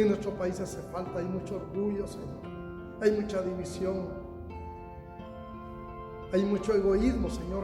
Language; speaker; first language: Spanish; native; Spanish